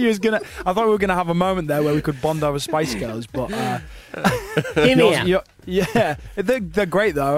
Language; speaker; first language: English; native; English